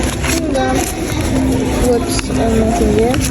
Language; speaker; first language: Russian; non-native, local second language; Kazakh